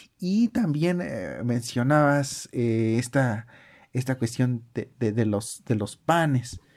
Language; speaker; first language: Spanish; native; Spanish